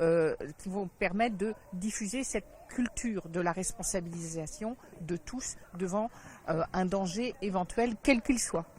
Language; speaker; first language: French; native; French